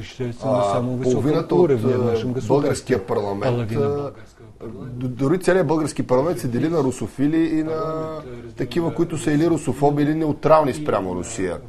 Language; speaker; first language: Bulgarian; native; Bulgarian